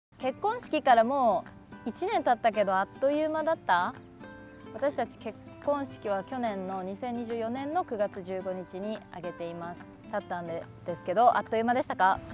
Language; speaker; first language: Japanese; native; Japanese